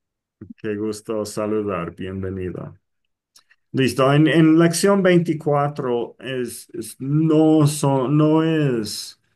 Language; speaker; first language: Spanish; non-native, fluent; English